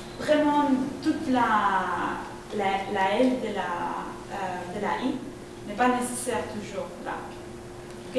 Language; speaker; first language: French; non-native, fluent; Spanish